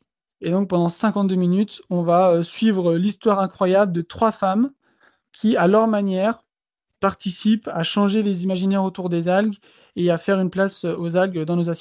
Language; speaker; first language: French; native; French